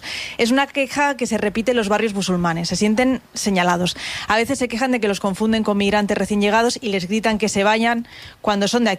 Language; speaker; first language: Spanish; native; Spanish